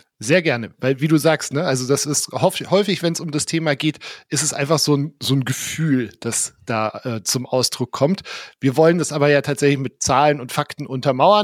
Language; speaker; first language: German; native; German